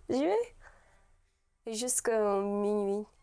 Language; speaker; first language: French; non-native, learner; English